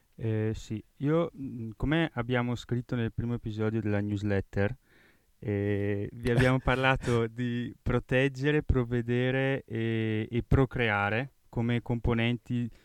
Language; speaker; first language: Italian; native; Italian